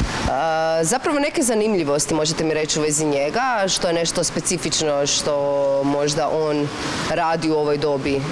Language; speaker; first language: Croatian; native; Croatian